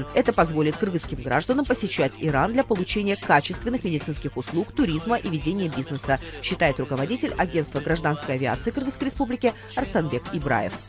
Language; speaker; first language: Russian; native; Russian